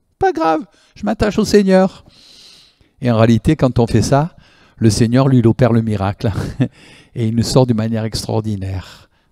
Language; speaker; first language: French; native; French